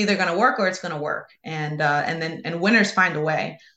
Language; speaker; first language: English; early bilingual, other home language; Spanish